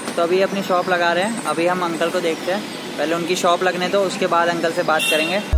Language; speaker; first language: Hindi; native; Hindi